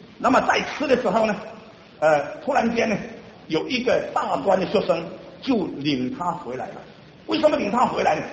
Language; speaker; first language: Chinese; native; Chinese